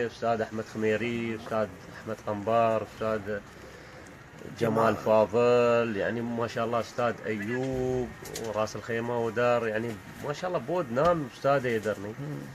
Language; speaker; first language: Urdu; non-native, learner; Arabic